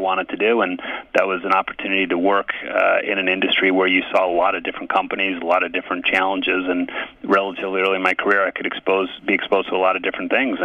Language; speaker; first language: English; native; English